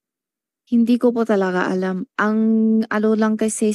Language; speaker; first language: Filipino; non-native, learner; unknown